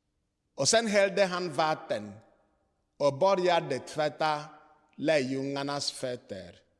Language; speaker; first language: Swedish; non-native, fluent; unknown